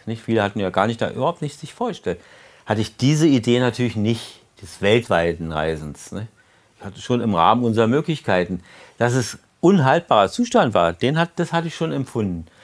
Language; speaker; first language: German; native; German